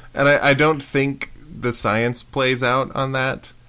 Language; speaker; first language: English; native; English